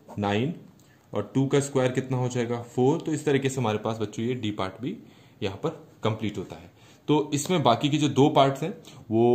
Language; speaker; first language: Hindi; native; Hindi